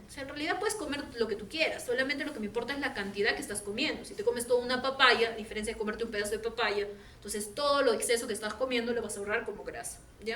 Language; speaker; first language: Spanish; native; Spanish